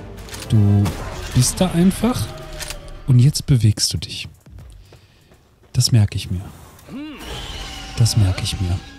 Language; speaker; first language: German; native; German